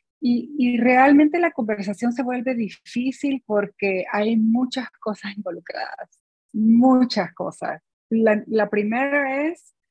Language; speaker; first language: Spanish; native; Spanish